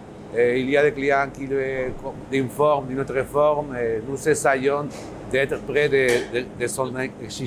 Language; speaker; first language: French; non-native, learner; Basque